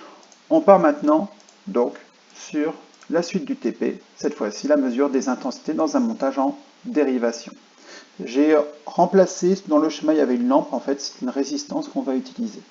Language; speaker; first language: French; native; French